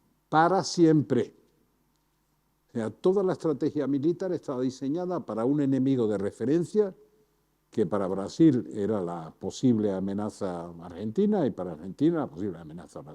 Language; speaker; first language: Spanish; native; Spanish